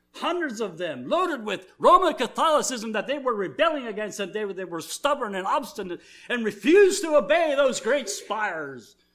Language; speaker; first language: English; early bilingual, other home language; German